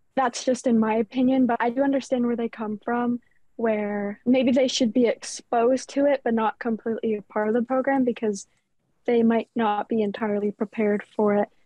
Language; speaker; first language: English; native; English